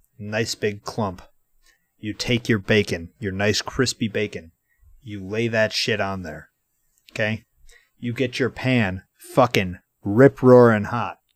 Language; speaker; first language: English; native; English